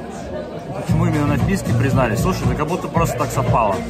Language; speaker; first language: Russian; native; Russian